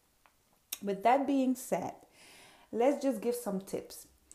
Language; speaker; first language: English; non-native, fluent; Dutch